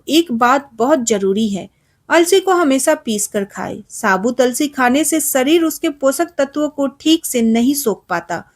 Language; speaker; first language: Hindi; native; Hindi